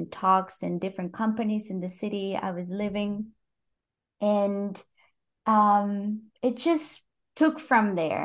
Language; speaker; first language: English; non-native, fluent; Spanish